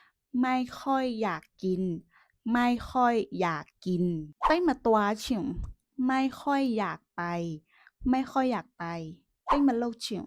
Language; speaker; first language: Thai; non-native, fluent; Burmese